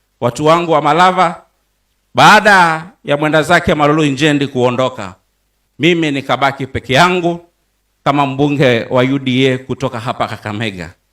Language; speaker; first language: Swahili; non-native, local second language; Luyia